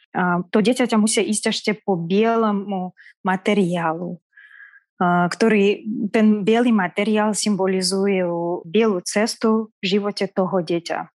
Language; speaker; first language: Slovak; non-native, fluent; Kazakh